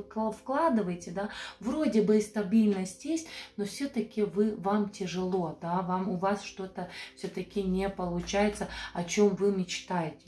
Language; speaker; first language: Russian; non-native, fluent; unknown